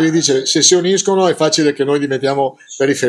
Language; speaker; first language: Italian; native; Italian